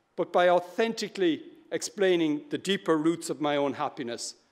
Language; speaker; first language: English; native; English